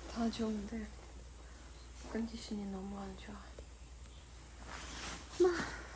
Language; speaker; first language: Korean; non-native, fluent; Ukrainian